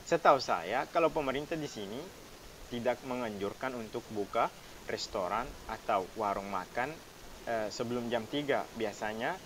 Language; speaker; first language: Indonesian; non-native, fluent; Arabic